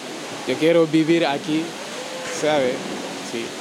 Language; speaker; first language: Spanish; non-native, learner; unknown